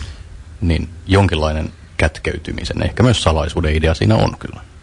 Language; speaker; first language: Finnish; native; Finnish